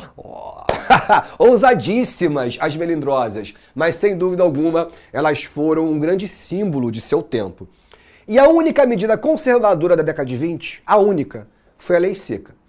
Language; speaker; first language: Portuguese; native; Portuguese